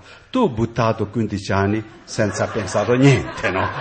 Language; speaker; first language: Italian; non-native, learner; Tibetan